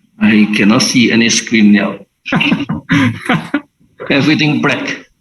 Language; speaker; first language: English; non-native, local second language; Chinese